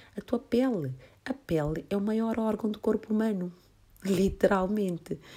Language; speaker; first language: Portuguese; non-native, local second language; Kabuverdianu